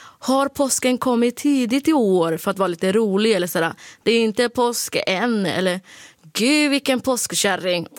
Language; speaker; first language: Swedish; early bilingual, other home language; Somali